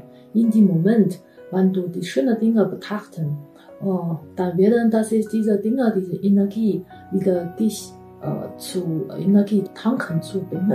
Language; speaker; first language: German; non-native, fluent; Chinese